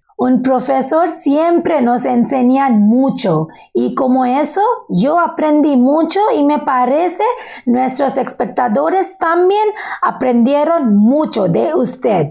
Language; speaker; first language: Spanish; non-native, learner; Bangla